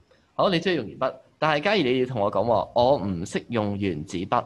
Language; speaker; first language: Cantonese; native; Cantonese